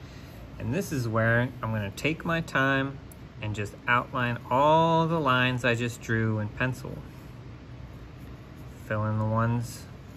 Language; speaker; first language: English; native; English